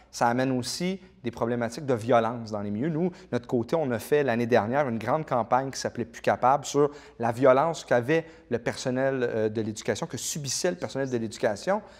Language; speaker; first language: French; native; French